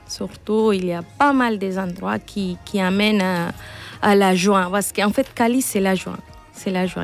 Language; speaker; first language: French; non-native, learner; Spanish